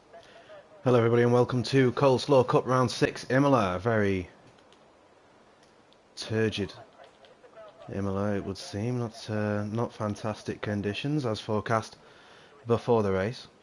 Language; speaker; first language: English; native; English